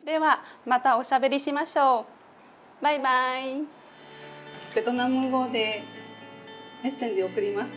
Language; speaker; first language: Japanese; non-native, fluent; Vietnamese